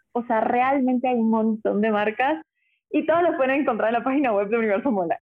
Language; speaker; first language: Spanish; native; Spanish